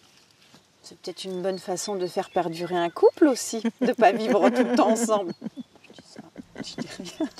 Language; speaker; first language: French; native; French